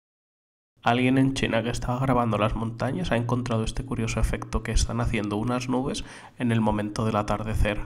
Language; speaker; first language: Spanish; native; Spanish